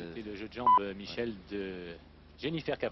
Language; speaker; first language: French; native; French